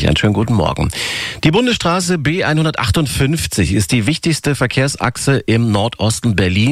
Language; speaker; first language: German; native; German